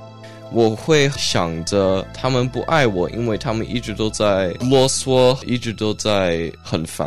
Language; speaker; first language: Chinese; early bilingual, heritage; Chinese